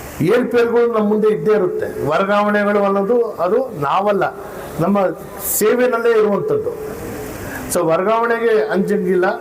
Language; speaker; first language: Kannada; non-native, local second language; Urdu